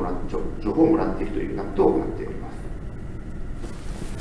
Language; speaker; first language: Japanese; native; Japanese